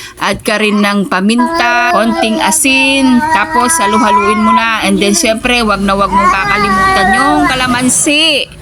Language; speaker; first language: Filipino; non-native, local second language; Pangasinan